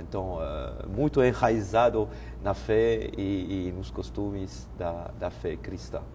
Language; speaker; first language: Portuguese; non-native, fluent; French